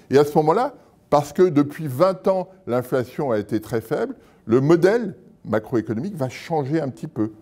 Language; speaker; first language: French; native; French